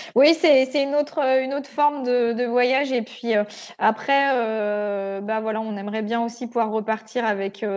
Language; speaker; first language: French; native; French